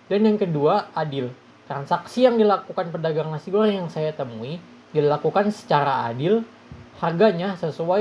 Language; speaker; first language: Indonesian; native; Indonesian